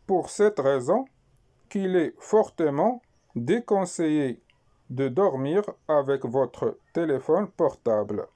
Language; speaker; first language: French; non-native, local second language; Arabic